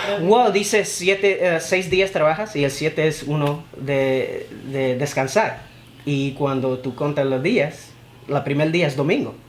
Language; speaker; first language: Spanish; early bilingual, heritage; Spanish